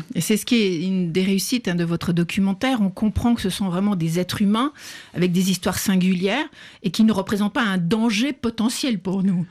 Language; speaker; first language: French; native; French